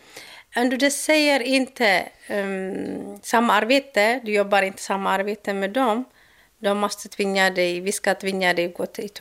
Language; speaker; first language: Swedish; non-native, learner; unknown